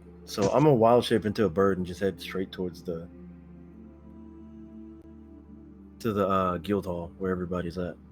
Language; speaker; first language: English; native; English